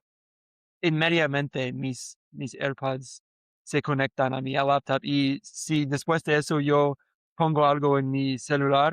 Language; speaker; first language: Spanish; non-native, learner; English